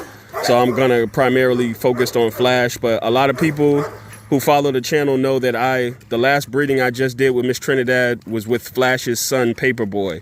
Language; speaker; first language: English; native; English